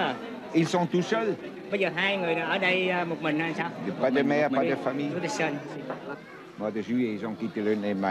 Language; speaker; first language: French; non-native, fluent; Swiss German